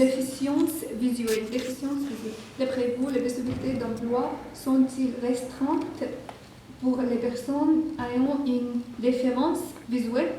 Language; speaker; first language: French; non-native, learner; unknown